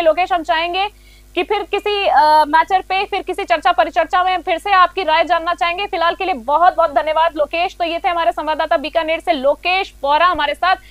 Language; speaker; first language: Hindi; native; Hindi